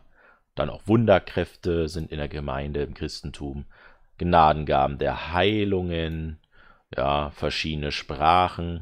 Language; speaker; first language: German; native; German